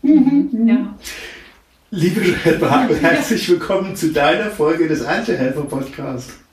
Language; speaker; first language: German; native; German